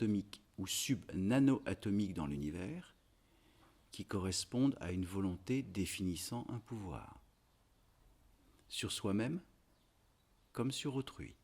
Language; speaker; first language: French; native; French